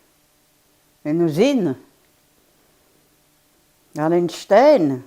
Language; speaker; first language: French; non-native, fluent; Polish